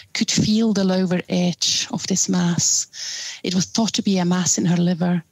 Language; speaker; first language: English; non-native, fluent; German